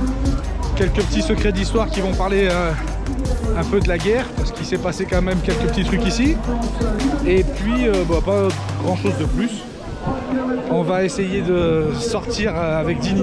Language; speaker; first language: French; native; French